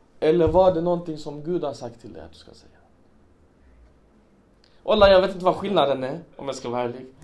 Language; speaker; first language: Swedish; early bilingual, other home language; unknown